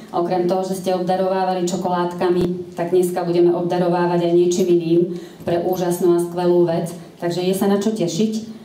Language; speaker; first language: Slovak; native; Slovak